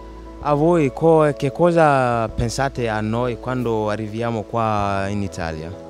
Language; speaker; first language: Italian; non-native, learner; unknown